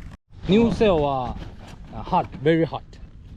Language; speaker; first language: English; non-native, learner; Chinese